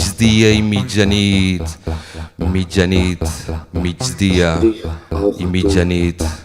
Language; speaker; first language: Catalan; native; Catalan